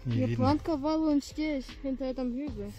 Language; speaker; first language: Russian; early bilingual, heritage; Russian